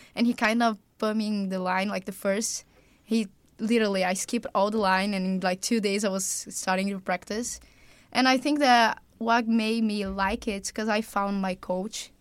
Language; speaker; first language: English; non-native, fluent; Portuguese